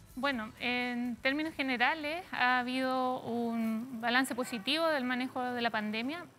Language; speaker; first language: Spanish; native; Spanish